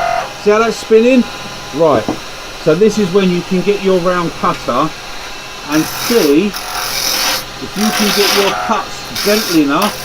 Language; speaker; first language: English; native; English